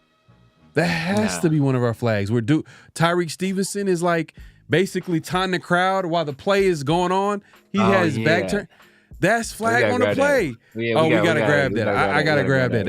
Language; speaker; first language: English; native; English